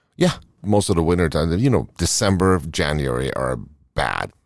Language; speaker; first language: English; non-native, fluent; Norwegian